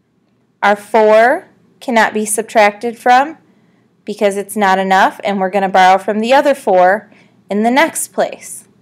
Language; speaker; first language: English; native; English